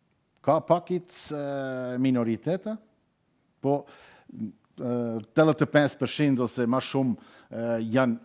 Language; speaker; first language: Albanian; non-native, fluent; German